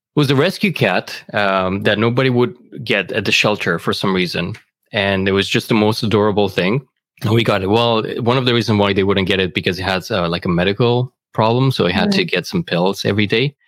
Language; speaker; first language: English; non-native, fluent; Romanian